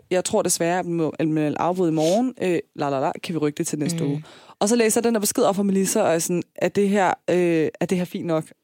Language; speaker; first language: Danish; early bilingual, other home language; Persian